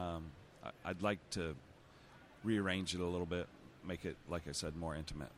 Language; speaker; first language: English; native; English